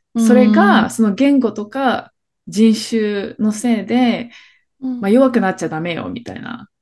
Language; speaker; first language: Japanese; early bilingual, other home language; Filipino